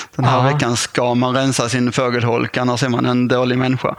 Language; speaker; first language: Swedish; native; Swedish